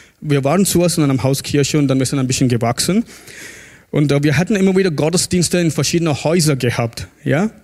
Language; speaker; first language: German; non-native, fluent; English